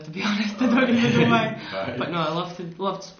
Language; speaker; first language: English; native; English